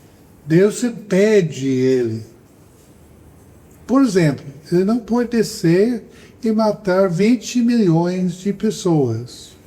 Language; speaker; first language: Portuguese; non-native, fluent; English